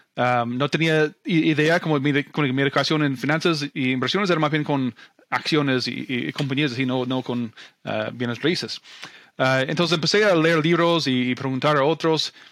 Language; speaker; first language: Spanish; non-native, fluent; English